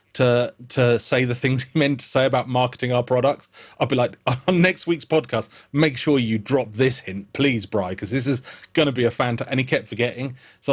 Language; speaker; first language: English; native; English